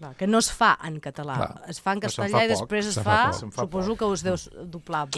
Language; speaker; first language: Catalan; non-native, local second language; Spanish